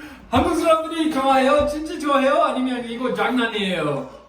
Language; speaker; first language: Korean; non-native, learner; English